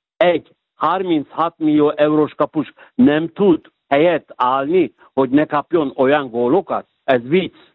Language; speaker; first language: Hungarian; non-native, fluent; Turkish